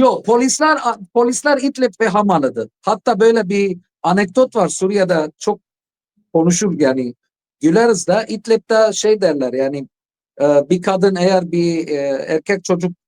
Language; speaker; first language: Turkish; non-native, fluent; Arabic